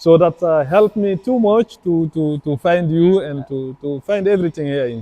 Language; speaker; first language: English; non-native, learner; French